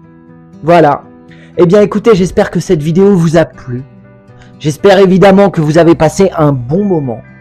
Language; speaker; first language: French; native; French